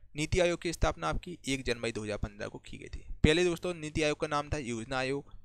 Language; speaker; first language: Hindi; native; Hindi